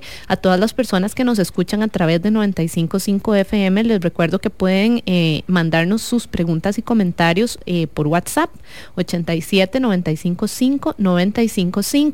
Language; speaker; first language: Spanish; native; Spanish